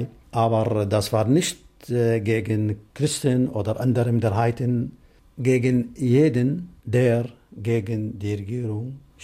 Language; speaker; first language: German; non-native, fluent; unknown